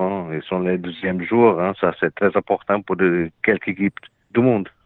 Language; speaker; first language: French; non-native, learner; Portuguese